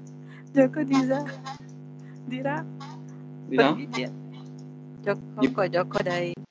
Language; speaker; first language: Indonesian; non-native, learner; Vietnamese